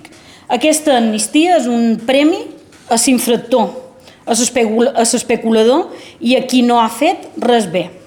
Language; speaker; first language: Catalan; native; Catalan